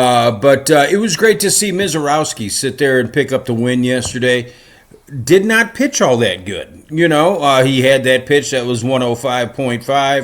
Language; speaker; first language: English; native; English